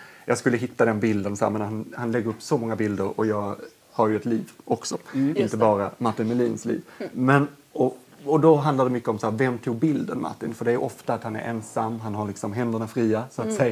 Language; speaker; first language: Swedish; native; Swedish